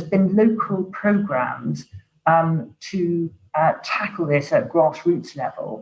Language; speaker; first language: English; native; English